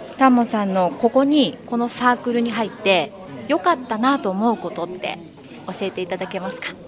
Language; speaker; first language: Japanese; native; Japanese